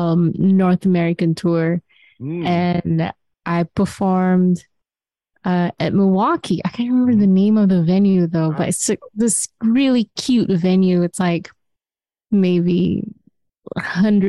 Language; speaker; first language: English; non-native, local second language; Malay